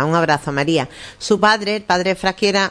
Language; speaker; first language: Spanish; native; Spanish